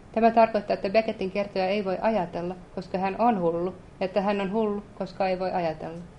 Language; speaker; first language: Finnish; native; Finnish